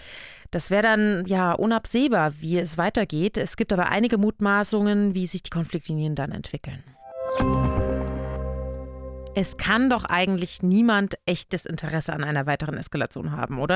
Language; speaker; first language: German; native; German